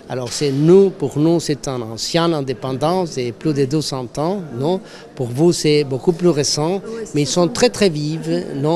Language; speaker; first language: French; non-native, fluent; Spanish